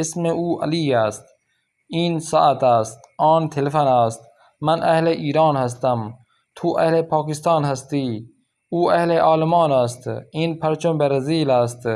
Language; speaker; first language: Persian; non-native, fluent; Urdu